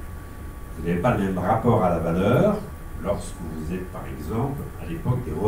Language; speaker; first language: French; native; French